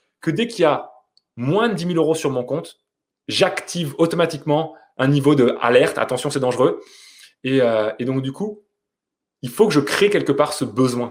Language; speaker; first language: French; native; French